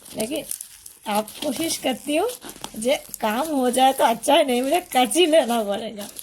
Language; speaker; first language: Hindi; non-native, local second language; Bangla